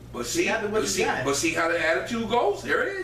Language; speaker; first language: English; native; English